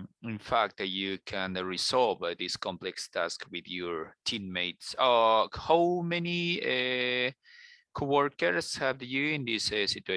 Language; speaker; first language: English; non-native, learner; Spanish